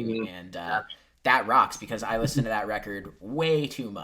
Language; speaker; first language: English; native; English